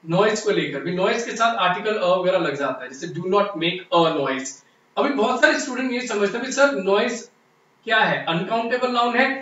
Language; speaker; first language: Hindi; non-native, local second language; Punjabi